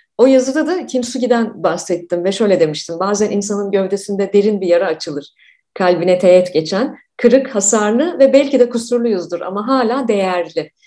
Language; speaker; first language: Turkish; native; Turkish